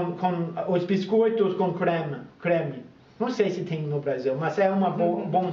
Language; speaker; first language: Portuguese; non-native, fluent; English